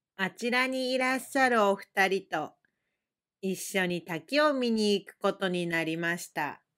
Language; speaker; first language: Japanese; native; Japanese